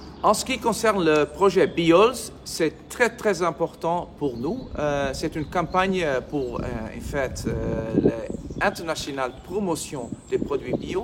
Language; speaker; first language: French; non-native, learner; Dutch